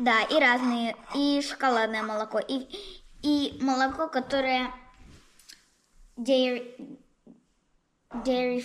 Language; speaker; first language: Russian; early bilingual, heritage; Russian